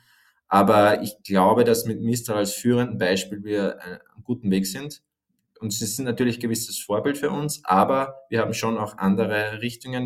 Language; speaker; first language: German; native; German